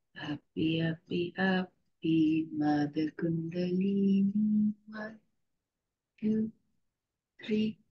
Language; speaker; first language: English; non-native, local second language; Telugu